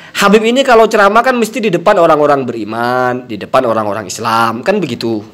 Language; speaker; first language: Indonesian; non-native, local second language; Madurese